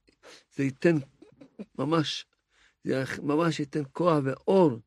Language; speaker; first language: Hebrew; non-native, fluent; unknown